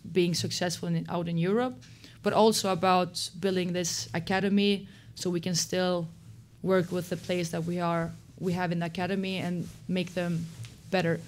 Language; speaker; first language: English; non-native, fluent; Swedish